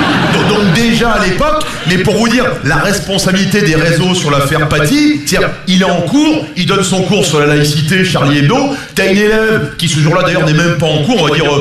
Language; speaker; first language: French; native; French